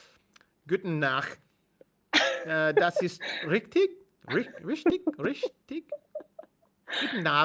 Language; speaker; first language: German; non-native, learner; English